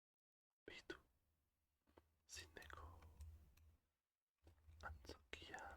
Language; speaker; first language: Basque; non-native, learner; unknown